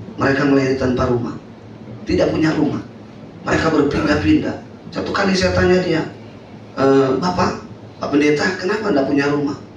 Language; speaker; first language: Indonesian; native; Indonesian